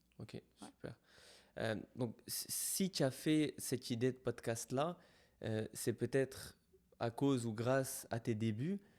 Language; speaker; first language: French; native; French